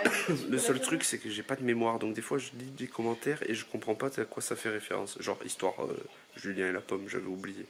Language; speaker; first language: French; native; French